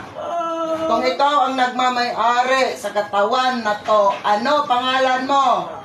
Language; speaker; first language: Filipino; non-native, local second language; Cebuano